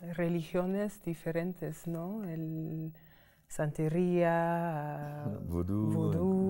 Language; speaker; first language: Spanish; non-native, fluent; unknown